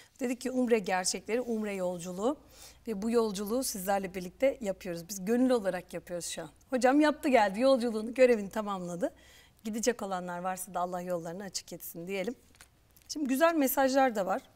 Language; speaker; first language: Turkish; native; Turkish